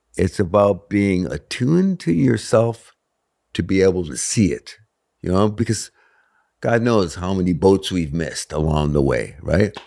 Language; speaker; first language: English; native; English